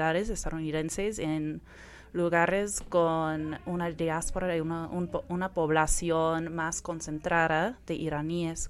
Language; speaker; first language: Spanish; non-native, fluent; English